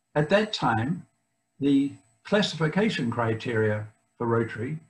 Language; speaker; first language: English; native; English